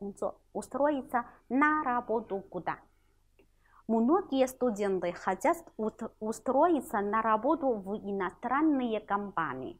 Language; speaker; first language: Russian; non-native, fluent; Chinese